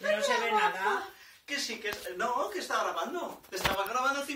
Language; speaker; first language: Spanish; native; Spanish